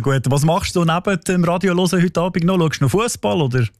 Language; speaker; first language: German; native; German